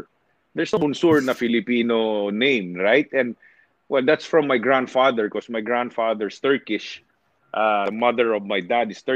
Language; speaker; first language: English; non-native, local second language; Hiligaynon